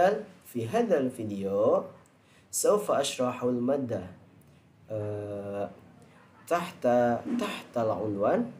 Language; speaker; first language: Arabic; non-native, learner; Indonesian